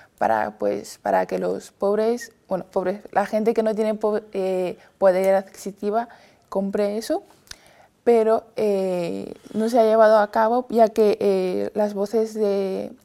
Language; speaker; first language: Spanish; non-native, fluent; Chinese